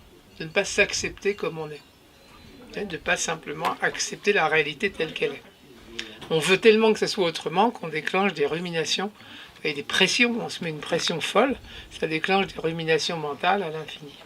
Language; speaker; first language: French; native; French